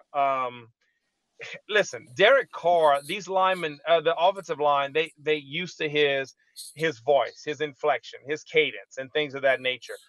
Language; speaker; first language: English; native; English